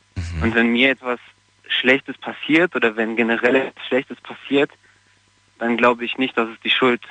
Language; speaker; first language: German; non-native, fluent; Portuguese